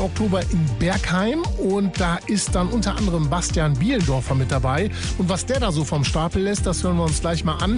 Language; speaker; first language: German; native; German